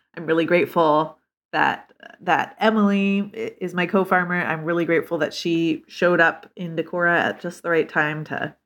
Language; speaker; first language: English; native; English